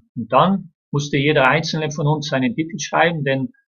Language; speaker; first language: German; native; German